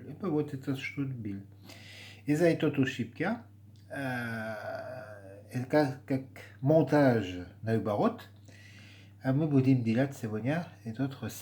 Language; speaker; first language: Russian; non-native, learner; French